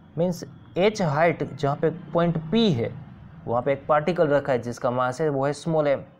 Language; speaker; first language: Hindi; non-native, local second language; Gujarati